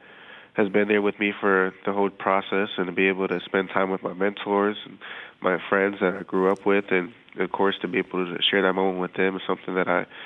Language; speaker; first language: English; native; English